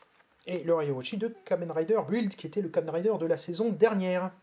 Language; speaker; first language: French; native; French